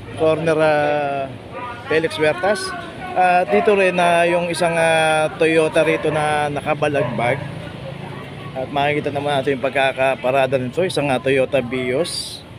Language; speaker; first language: Filipino; native; Filipino